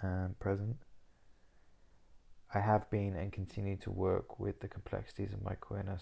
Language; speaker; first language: English; native; English